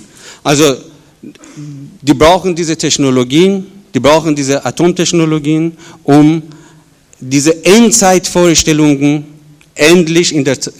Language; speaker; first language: German; non-native, fluent; Persian